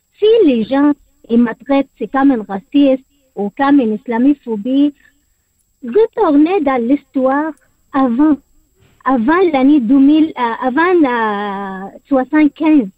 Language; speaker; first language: French; non-native, learner; Arabic